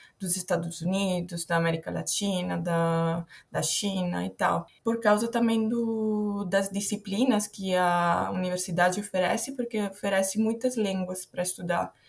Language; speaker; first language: Portuguese; non-native, fluent; Italian